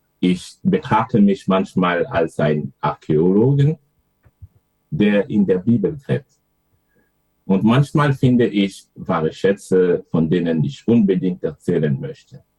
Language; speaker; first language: German; non-native, fluent; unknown